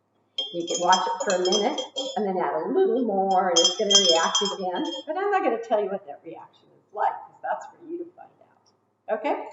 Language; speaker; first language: English; native; English